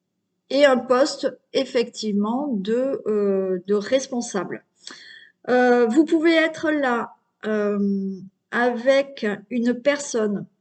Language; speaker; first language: French; native; French